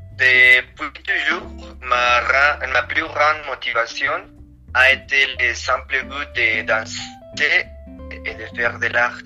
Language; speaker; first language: French; non-native, learner; Spanish